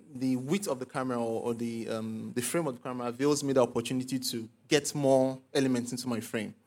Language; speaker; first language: English; non-native, local second language; Igbo